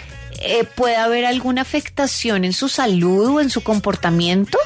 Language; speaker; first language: Spanish; native; Spanish